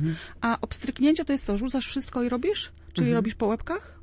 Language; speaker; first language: Polish; native; Polish